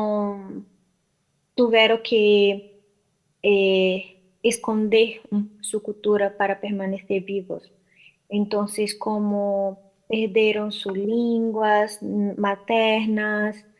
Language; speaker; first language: Spanish; non-native, learner; Portuguese